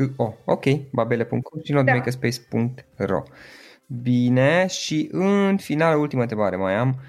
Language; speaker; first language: Romanian; native; Romanian